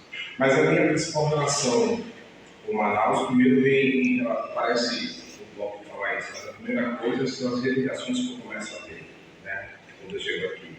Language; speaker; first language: Portuguese; non-native, fluent; Bulgarian